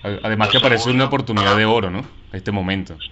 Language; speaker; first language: Spanish; native; Spanish